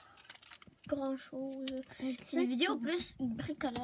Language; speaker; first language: French; native; French